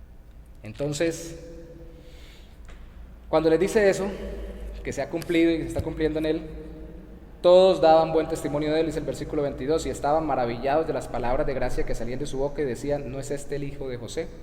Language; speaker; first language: Spanish; native; Spanish